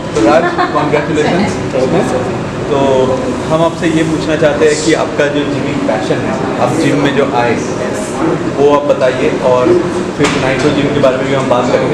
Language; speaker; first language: Hindi; native; Hindi